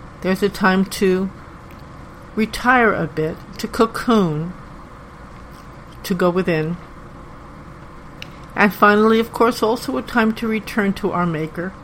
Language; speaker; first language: English; native; English